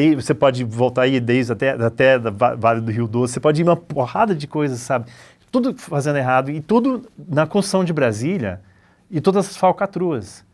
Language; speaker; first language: Portuguese; early bilingual, other home language; English